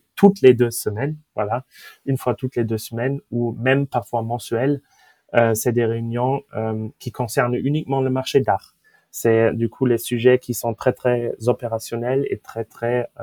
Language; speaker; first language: French; non-native, fluent; German